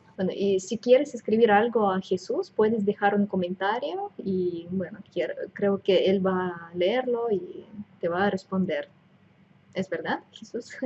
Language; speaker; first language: Spanish; non-native, fluent; Russian